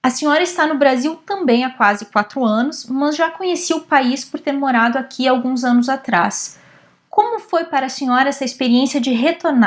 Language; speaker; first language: Portuguese; native; Portuguese